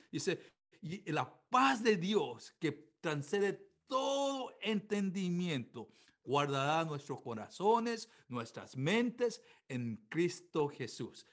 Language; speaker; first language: Spanish; non-native, fluent; Korean